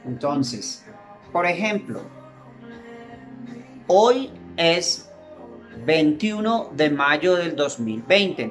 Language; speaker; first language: Spanish; native; Spanish